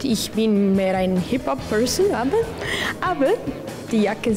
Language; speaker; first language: German; non-native, local second language; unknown